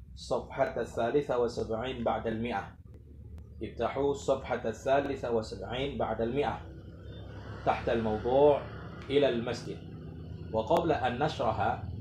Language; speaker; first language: Arabic; non-native, fluent; Indonesian